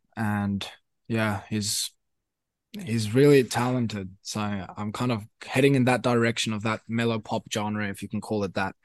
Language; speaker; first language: English; non-native, local second language; Afrikaans